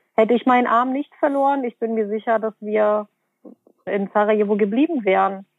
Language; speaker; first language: German; early bilingual, other home language; Bosnian